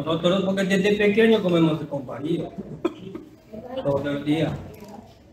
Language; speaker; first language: Spanish; non-native, learner; Japanese